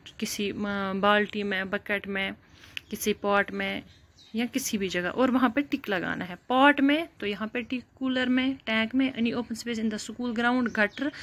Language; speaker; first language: Urdu; non-native, local second language; Kashmiri